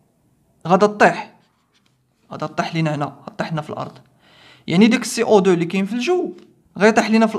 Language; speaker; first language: Arabic; native; Arabic